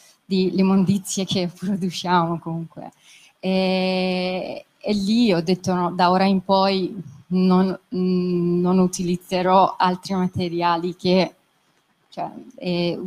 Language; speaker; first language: Italian; non-native, fluent; Persian